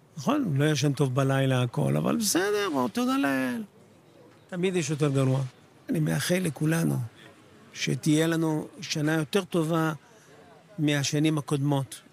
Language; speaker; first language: Hebrew; native; Hebrew